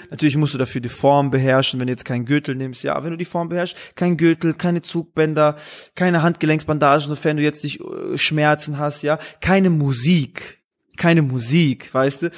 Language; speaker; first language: German; native; German